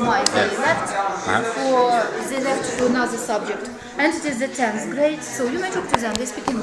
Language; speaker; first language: English; non-native, fluent; Russian